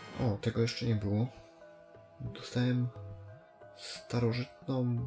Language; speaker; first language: Polish; native; Polish